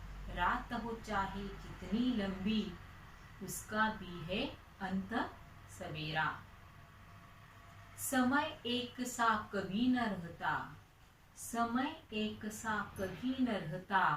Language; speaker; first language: Hindi; non-native, local second language; Marathi